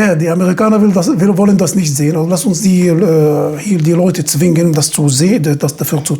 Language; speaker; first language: German; non-native, fluent; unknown